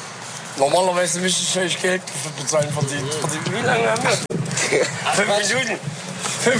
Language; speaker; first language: German; native; German